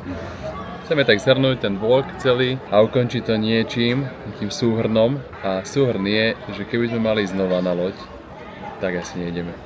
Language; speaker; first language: Slovak; native; Slovak